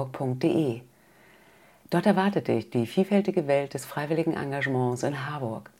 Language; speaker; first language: German; native; German